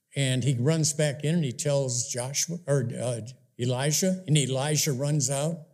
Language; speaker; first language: English; native; English